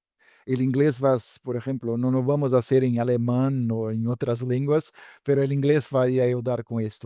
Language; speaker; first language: Spanish; non-native, fluent; Portuguese